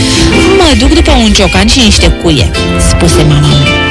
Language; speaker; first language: Romanian; native; Romanian